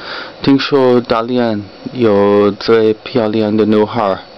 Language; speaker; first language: Chinese; non-native, learner; English